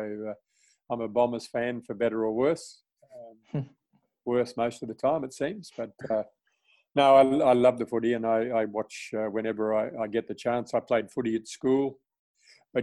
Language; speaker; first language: English; native; English